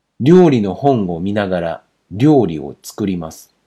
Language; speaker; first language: Japanese; non-native, fluent; Chinese